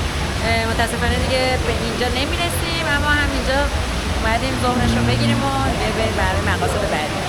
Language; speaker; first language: Persian; native; Persian